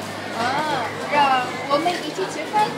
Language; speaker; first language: Chinese; non-native, learner; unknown